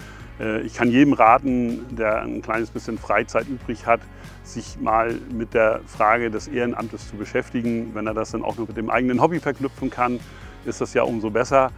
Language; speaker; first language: German; native; German